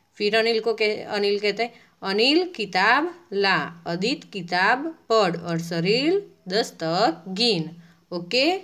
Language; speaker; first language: Hindi; non-native, local second language; Gujarati